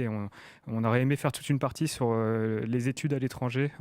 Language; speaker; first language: French; native; French